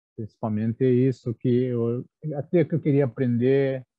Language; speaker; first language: Portuguese; non-native, local second language; Guarani